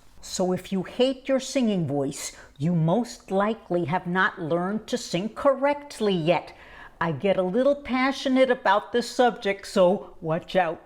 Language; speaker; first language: English; native; English